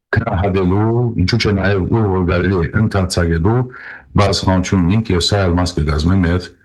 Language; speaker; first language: Armenian; early bilingual, heritage; Armenian